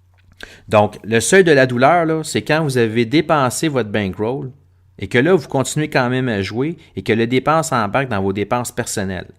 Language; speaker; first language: French; native; French